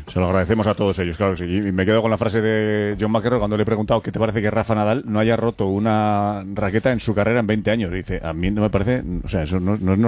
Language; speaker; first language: Spanish; native; Spanish